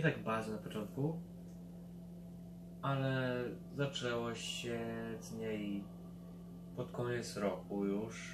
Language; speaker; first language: Polish; early bilingual, heritage; Polish